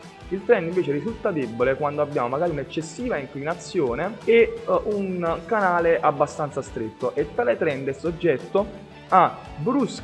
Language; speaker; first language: Italian; native; Italian